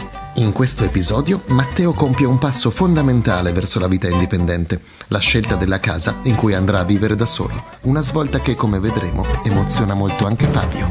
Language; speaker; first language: Italian; native; Italian